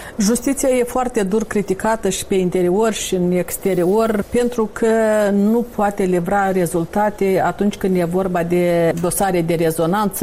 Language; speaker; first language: Romanian; native; Romanian